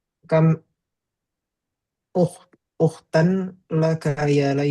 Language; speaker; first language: Arabic; non-native, learner; Indonesian